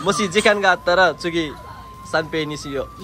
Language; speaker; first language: Japanese; non-native, learner; Nepali